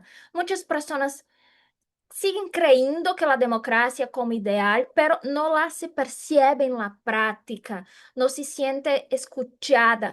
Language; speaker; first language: Spanish; non-native, fluent; Portuguese